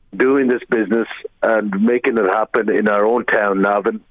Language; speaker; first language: English; native; English